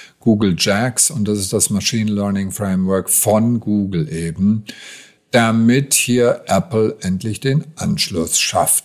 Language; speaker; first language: German; native; German